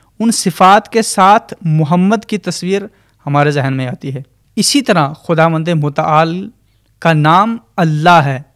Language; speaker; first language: Urdu; native; Urdu